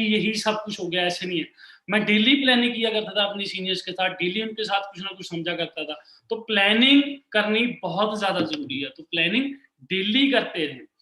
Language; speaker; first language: Hindi; non-native, local second language; Punjabi